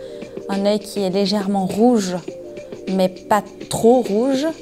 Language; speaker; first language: French; native; French